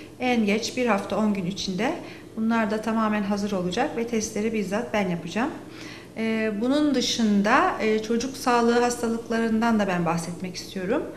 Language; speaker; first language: Turkish; native; Turkish